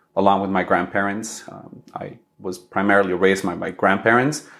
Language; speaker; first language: English; early bilingual, other home language; Spanish